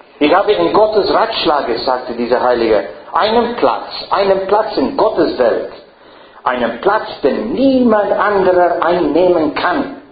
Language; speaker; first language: German; non-native, fluent; English